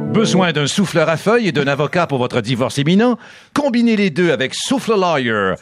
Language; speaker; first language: French; native; French